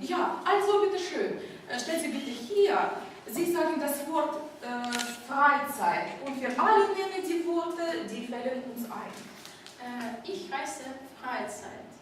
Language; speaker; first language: German; non-native, fluent; Ukrainian